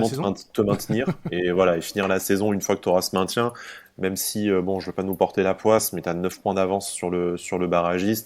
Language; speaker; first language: French; native; French